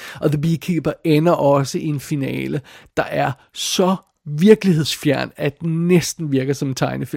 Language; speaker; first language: Danish; native; Danish